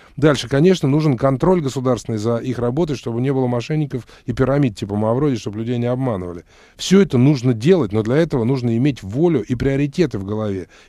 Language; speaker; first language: Russian; native; Russian